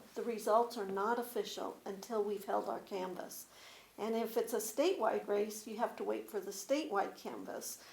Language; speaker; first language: English; native; English